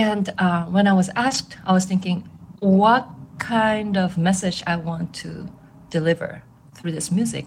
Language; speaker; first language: English; non-native, fluent; Korean